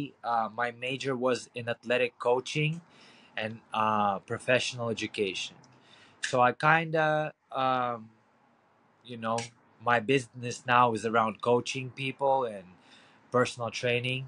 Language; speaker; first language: English; non-native, fluent; Ukrainian